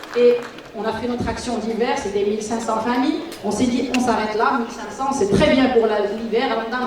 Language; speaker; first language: French; non-native, local second language; Arabic